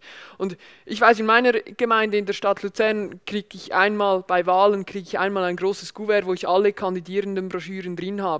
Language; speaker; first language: German; native; German